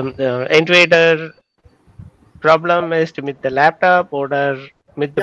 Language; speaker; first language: German; non-native, learner; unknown